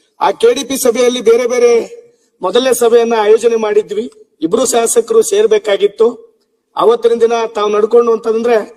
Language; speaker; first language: Kannada; non-native, local second language; Lambadi